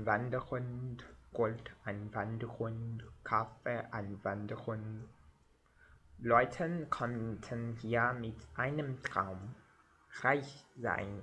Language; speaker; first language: German; non-native, learner; Portuguese